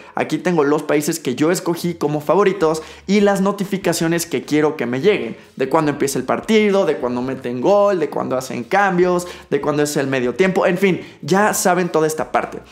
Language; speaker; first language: Spanish; native; Spanish